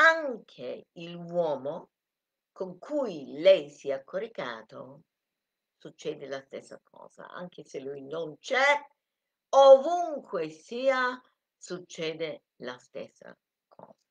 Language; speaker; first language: Italian; non-native, fluent; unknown